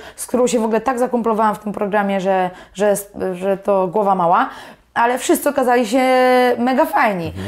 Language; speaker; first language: Polish; native; Polish